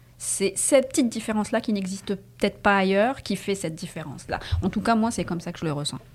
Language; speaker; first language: French; non-native, local second language; Arabic